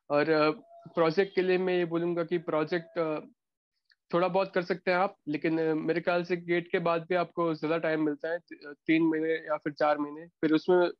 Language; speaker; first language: Hindi; non-native, local second language; Gujarati